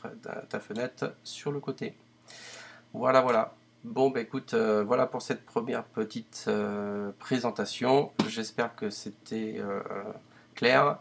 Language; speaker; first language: French; native; French